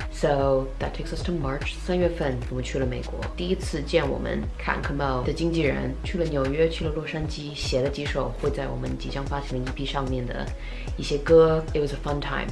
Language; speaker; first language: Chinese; early bilingual, heritage; Chinese